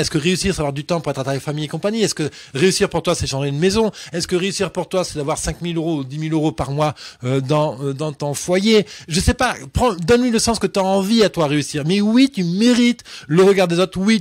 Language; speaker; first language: French; native; French